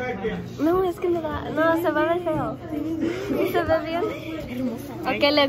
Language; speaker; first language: Spanish; early bilingual, other home language; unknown